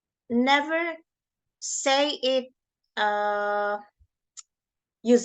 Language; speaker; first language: English; non-native, learner; Indonesian